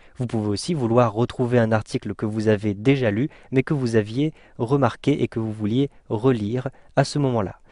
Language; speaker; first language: French; native; French